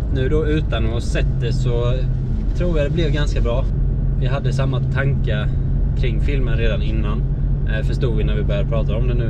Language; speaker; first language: Swedish; native; Swedish